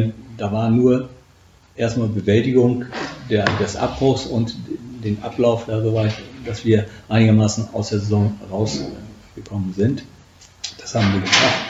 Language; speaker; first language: German; native; German